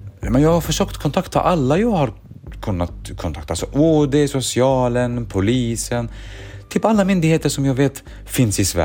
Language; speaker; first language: Swedish; early bilingual, other home language; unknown